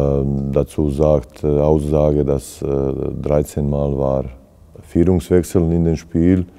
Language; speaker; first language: German; non-native, fluent; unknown